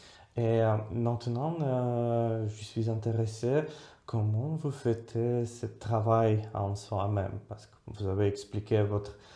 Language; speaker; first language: French; non-native, fluent; Russian